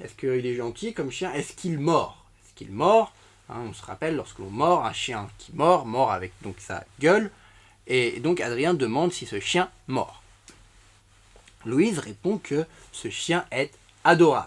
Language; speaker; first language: French; native; French